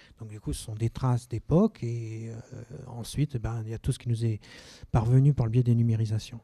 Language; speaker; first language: French; native; French